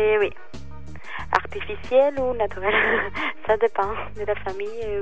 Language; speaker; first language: French; non-native, fluent; Spanish